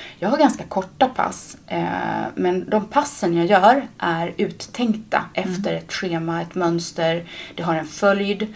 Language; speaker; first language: Swedish; native; Swedish